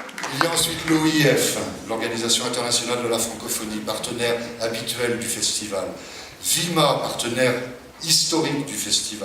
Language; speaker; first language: French; native; French